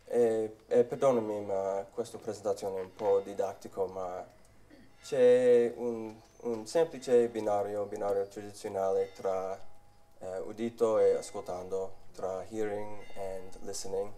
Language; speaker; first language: Italian; non-native, learner; English